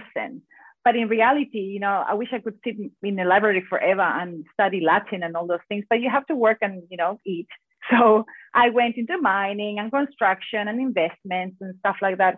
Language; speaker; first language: English; non-native, fluent; Spanish